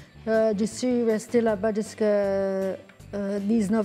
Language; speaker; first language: French; non-native, learner; English